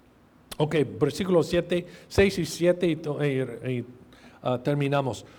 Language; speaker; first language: Spanish; non-native, fluent; English